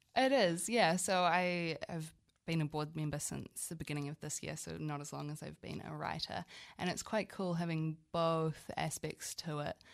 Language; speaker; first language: English; native; English